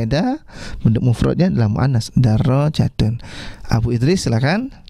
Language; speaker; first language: Indonesian; native; Indonesian